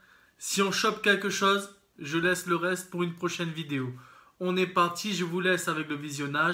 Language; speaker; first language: French; native; French